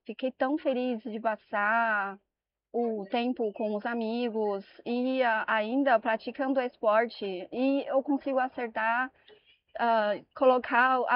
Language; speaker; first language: Portuguese; non-native, learner; Chinese